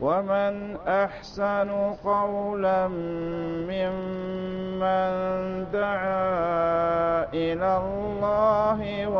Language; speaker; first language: Arabic; native; Arabic